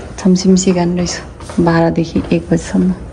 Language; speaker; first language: Korean; non-native, learner; Nepali